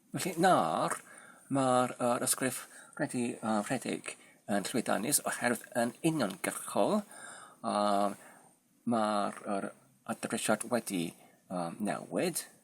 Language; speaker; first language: Welsh; non-native, learner; Polish